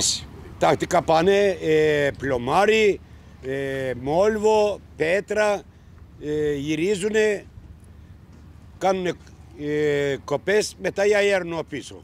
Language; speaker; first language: Greek; early bilingual, heritage; Greek